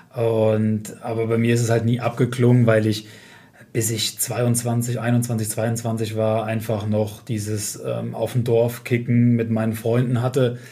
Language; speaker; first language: German; native; German